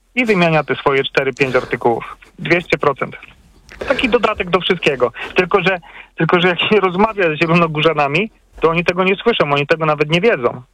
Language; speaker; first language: Polish; native; Polish